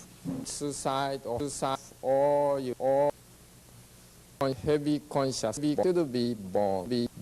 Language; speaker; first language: English; non-native, learner; Japanese